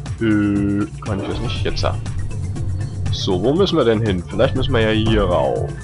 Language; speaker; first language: German; native; German